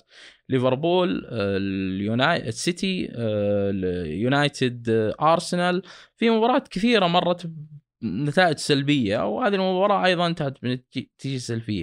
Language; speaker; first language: Arabic; native; Arabic